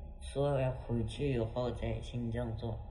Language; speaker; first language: Chinese; non-native, local second language; Uyghur